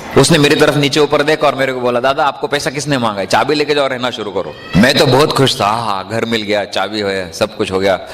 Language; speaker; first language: Hindi; non-native, local second language; Marathi